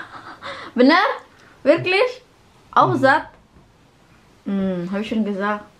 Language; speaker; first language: German; non-native, learner; Indonesian